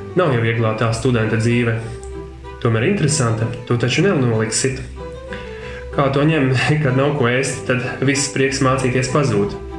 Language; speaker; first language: Latvian; non-native, local second language; Russian